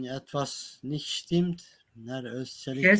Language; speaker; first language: German; non-native, learner; Kurdish